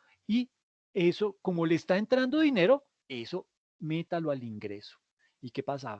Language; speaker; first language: Spanish; native; Spanish